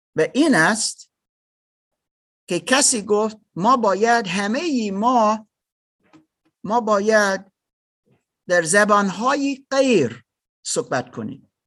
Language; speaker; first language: Persian; non-native, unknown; English